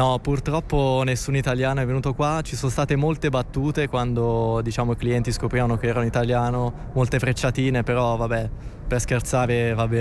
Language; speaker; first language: Italian; native; Italian